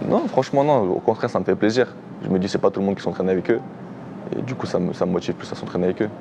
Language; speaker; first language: French; early bilingual, other home language; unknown